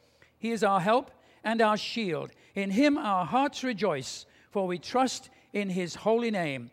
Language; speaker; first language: English; native; English